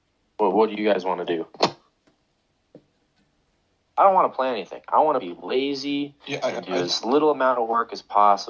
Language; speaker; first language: English; native; English